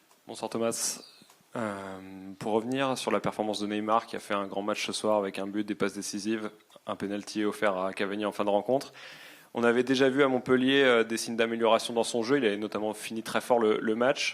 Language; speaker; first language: French; native; French